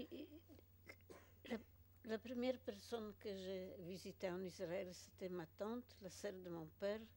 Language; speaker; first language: French; non-native, fluent; Polish